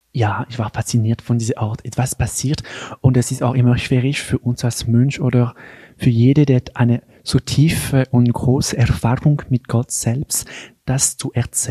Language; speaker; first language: German; non-native, local second language; French